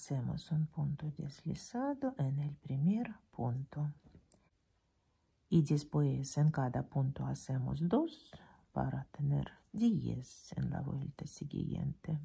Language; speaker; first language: Spanish; non-native, fluent; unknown